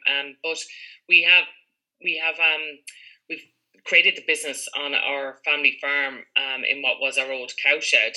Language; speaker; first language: English; native; English